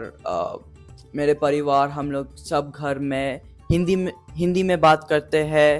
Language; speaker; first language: Hindi; early bilingual, heritage; English